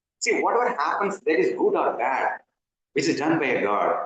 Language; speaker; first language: English; non-native, local second language; Tamil